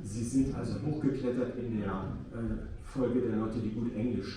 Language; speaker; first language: German; native; German